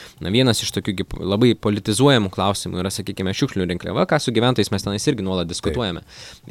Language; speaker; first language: Lithuanian; native; Lithuanian